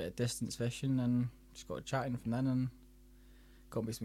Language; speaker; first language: English; native; English